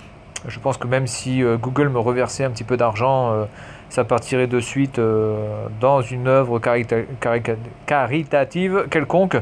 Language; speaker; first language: French; native; French